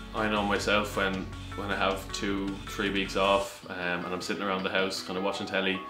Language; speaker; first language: English; native; English